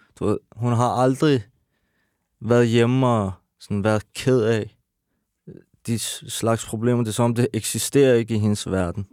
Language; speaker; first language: Danish; early bilingual, other home language; Persian